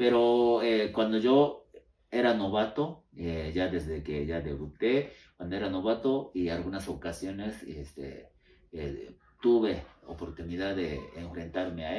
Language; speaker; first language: Spanish; non-native, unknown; Japanese